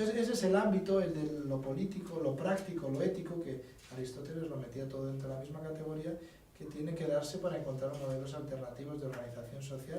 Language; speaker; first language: Spanish; native; Spanish